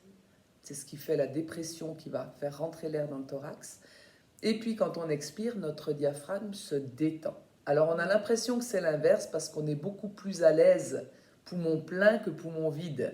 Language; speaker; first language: French; native; French